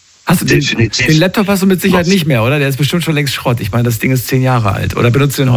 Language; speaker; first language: German; native; German